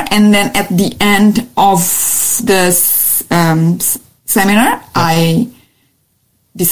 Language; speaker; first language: English; non-native, fluent; Indonesian